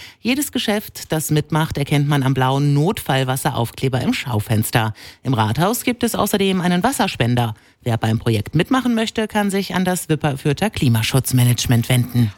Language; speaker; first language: German; native; German